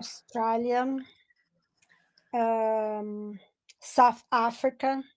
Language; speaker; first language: English; non-native, learner; Portuguese